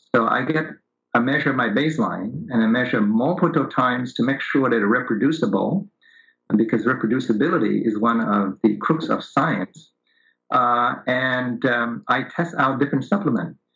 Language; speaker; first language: English; early bilingual, other home language; Vietnamese